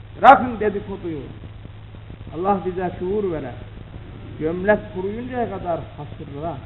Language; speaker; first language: Turkish; native; Turkish